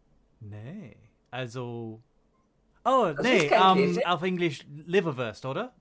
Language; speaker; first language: German; non-native, learner; English